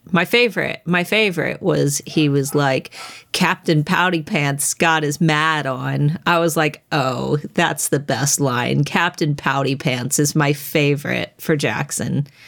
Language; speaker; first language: English; native; English